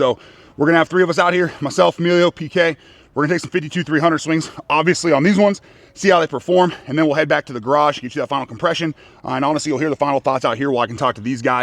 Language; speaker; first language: English; native; English